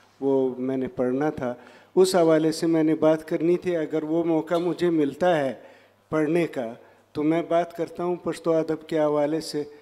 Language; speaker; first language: Urdu; non-native, local second language; Pashto